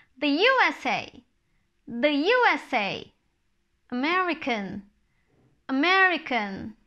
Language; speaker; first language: English; non-native, fluent; Turkish